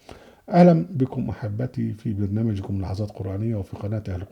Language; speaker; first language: Arabic; native; Arabic